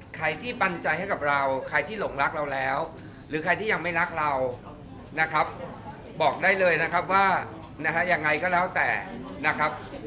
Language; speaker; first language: Thai; native; Thai